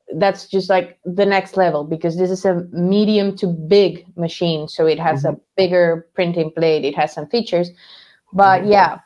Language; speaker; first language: English; non-native, fluent; Spanish